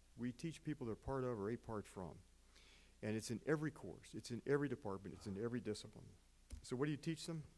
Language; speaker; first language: English; native; English